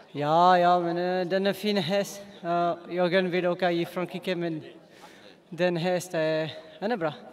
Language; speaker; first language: Swedish; non-native, learner; French